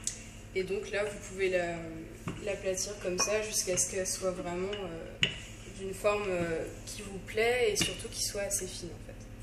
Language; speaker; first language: French; native; French